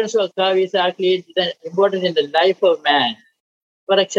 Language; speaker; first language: English; non-native, local second language; Malayalam